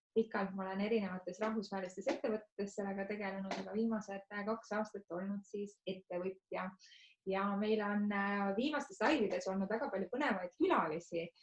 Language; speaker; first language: Estonian; native; Estonian